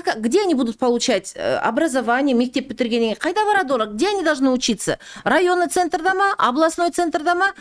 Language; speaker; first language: Russian; non-native, local second language; Kazakh